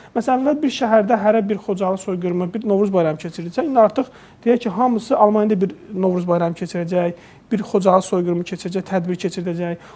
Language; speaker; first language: Azerbaijani; native; Azerbaijani